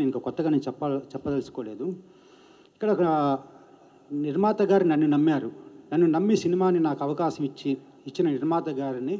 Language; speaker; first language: Telugu; native; Telugu